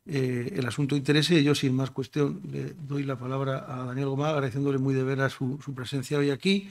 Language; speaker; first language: Spanish; native; Spanish